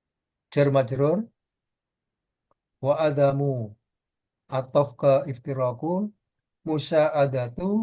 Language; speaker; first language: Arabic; non-native, learner; Indonesian